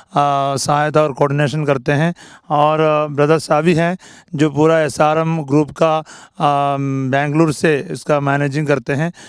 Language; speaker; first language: Hindi; native; Hindi